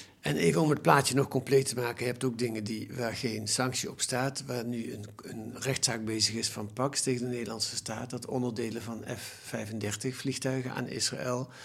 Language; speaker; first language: Dutch; native; Dutch